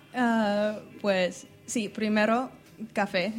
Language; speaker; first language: Spanish; non-native, learner; English